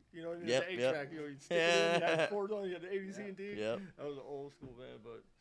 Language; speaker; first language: English; native; English